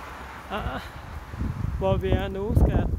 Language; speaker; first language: Danish; non-native, learner; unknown